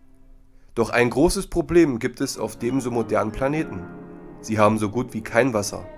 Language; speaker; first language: German; native; German